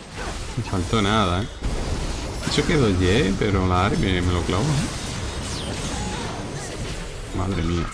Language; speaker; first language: Spanish; native; Spanish